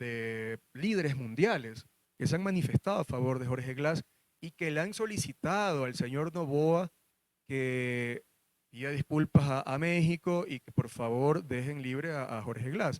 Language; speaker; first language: Spanish; native; Spanish